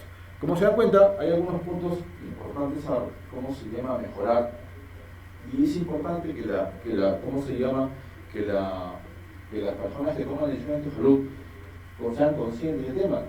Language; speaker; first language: Spanish; native; Spanish